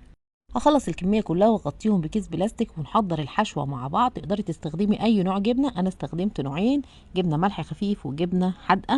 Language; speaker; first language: Arabic; native; Arabic